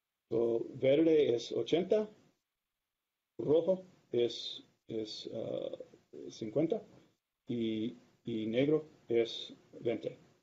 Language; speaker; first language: Spanish; non-native, learner; English